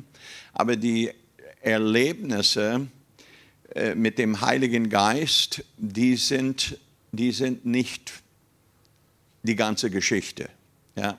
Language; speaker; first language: German; non-native, fluent; English